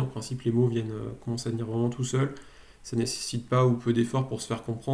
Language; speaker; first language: French; native; French